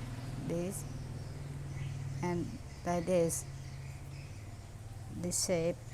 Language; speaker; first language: English; non-native, learner; Khmer